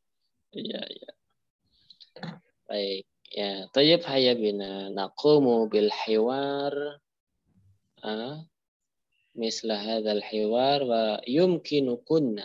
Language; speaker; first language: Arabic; non-native, fluent; Indonesian